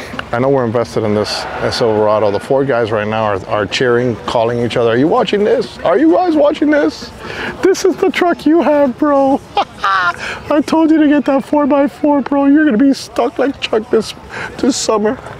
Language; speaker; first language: English; early bilingual, other home language; Spanish